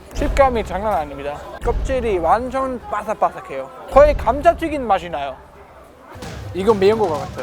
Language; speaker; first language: Korean; non-native, fluent; German